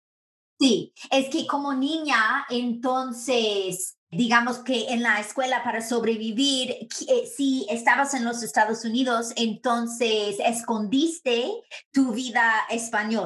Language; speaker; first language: Spanish; non-native, fluent; English